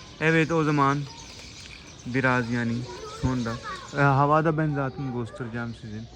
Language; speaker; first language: Turkish; non-native, learner; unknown